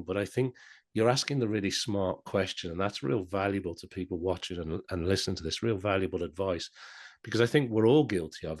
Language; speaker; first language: English; native; English